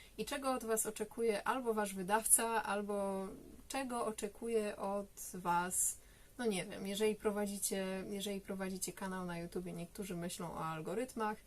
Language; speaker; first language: Polish; native; Polish